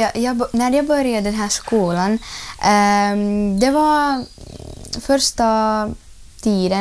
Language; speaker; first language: Swedish; early bilingual, other home language; Ukrainian